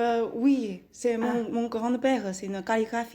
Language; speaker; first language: French; non-native, learner; Chinese